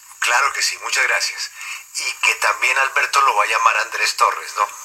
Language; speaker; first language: Spanish; native; Spanish